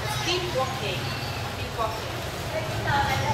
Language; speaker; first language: English; non-native, learner; Vietnamese